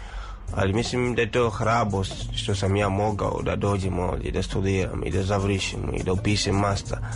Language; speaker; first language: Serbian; non-native, fluent; Swahili